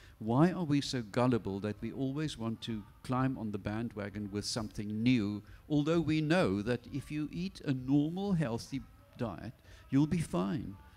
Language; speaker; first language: English; non-native, local second language; Afrikaans